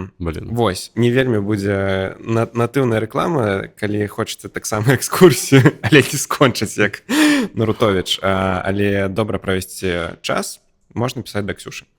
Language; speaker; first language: Belarusian; non-native, local second language; Russian